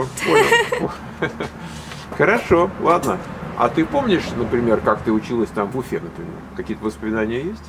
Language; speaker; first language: Russian; native; Russian